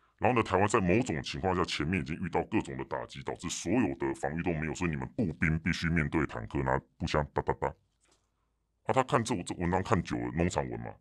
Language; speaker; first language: Chinese; native; Chinese